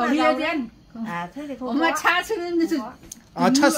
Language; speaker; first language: Korean; non-native, learner; Vietnamese